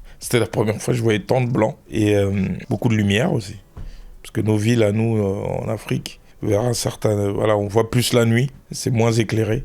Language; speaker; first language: French; early bilingual, other home language; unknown